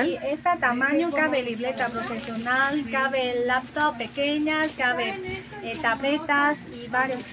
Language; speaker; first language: Spanish; non-native, learner; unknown